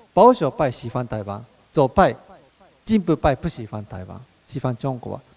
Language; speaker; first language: Chinese; non-native, fluent; Japanese